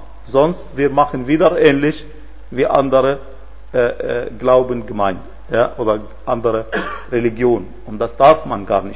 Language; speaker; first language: German; non-native, fluent; Arabic